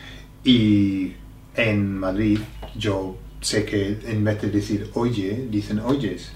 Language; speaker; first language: Spanish; non-native, fluent; English